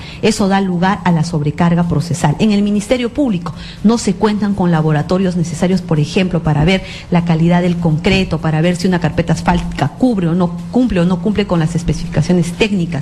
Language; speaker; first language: Spanish; native; Spanish